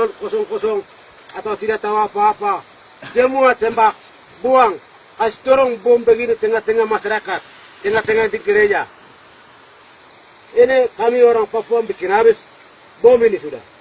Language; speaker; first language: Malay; non-native, local second language; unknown